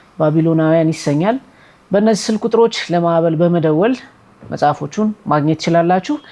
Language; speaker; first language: Amharic; native; Amharic